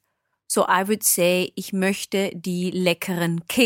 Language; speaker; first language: German; non-native, fluent; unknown